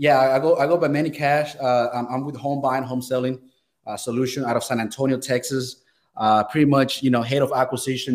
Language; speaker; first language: English; non-native, fluent; Spanish